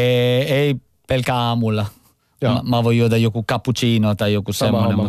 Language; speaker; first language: Finnish; non-native, local second language; Italian